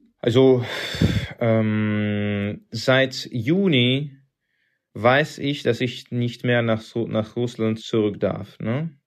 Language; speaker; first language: German; non-native, fluent; Russian